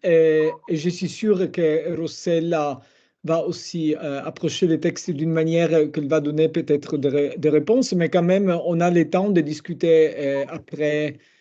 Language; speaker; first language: French; non-native, fluent; Italian